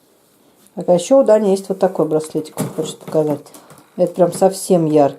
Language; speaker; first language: Russian; native; Russian